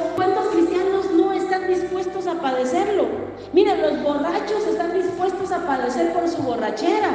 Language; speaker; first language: Spanish; native; Spanish